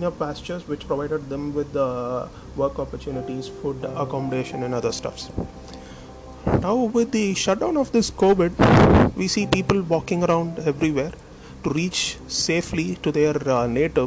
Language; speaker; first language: English; non-native, local second language; Tamil